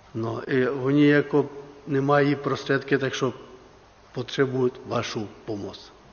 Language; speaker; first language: Czech; non-native, learner; Ukrainian